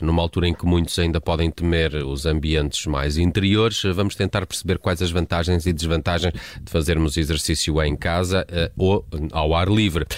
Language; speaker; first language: Portuguese; native; Portuguese